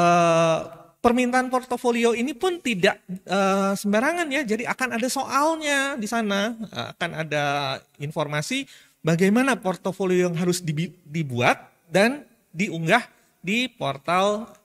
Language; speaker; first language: Indonesian; native; Indonesian